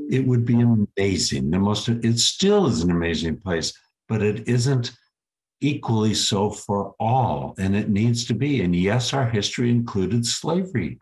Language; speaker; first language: English; native; English